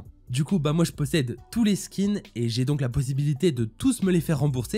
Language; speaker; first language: French; native; French